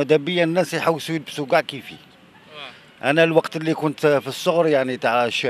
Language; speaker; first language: Arabic; native; Arabic